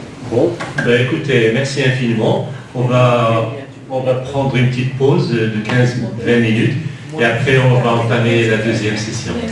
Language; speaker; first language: French; non-native, local second language; Arabic